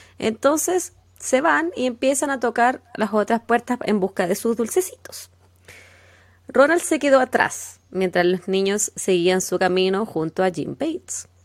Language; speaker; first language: Spanish; native; Spanish